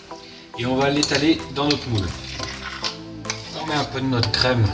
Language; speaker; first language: French; native; French